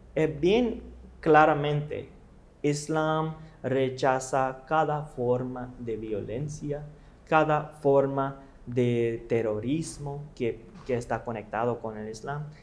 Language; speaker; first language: Spanish; non-native, learner; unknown